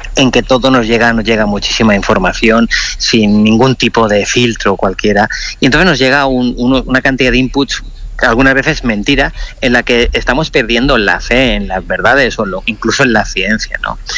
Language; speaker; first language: Spanish; non-native, local second language; Catalan